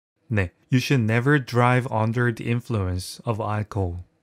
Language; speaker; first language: English; non-native, fluent; Korean